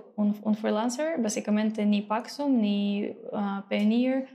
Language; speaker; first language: Spanish; non-native, fluent; Ukrainian